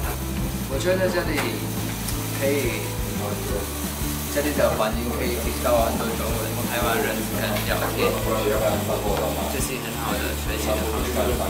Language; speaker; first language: Chinese; non-native, learner; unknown